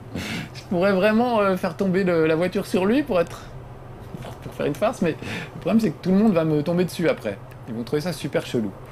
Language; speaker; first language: French; native; French